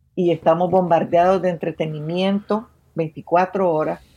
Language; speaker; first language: Spanish; native; Spanish